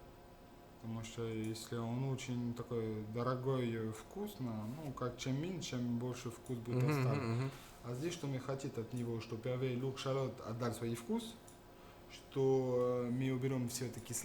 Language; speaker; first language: Russian; non-native, fluent; French